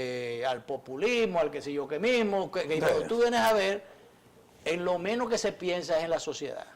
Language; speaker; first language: Spanish; native; Spanish